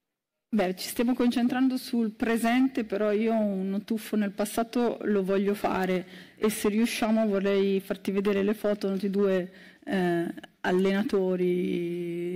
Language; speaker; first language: Italian; native; Italian